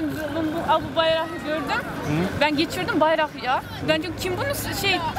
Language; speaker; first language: Turkish; early bilingual, heritage; Turkish